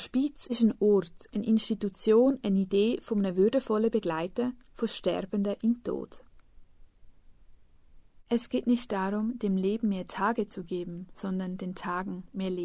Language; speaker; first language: German; native; German